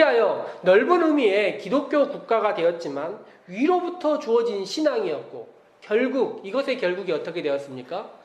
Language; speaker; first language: Korean; native; Korean